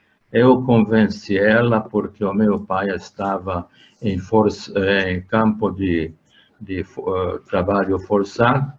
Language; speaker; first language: Portuguese; non-native, fluent; Hungarian